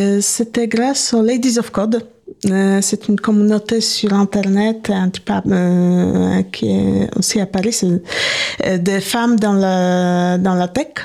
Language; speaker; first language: French; non-native, fluent; Polish